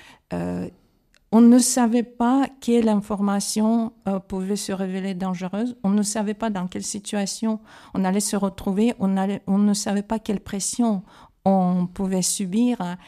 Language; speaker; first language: French; non-native, fluent; Russian